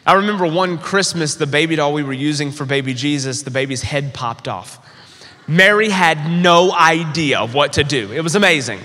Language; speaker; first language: English; native; English